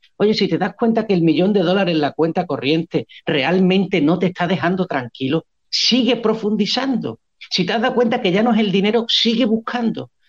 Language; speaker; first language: Spanish; native; Spanish